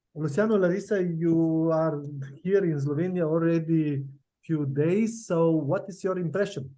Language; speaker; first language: English; non-native, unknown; Slovenian